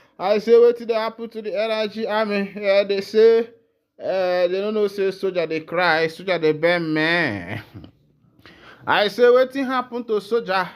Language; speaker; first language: Nigerian Pidgin; non-native, local second language; Igbo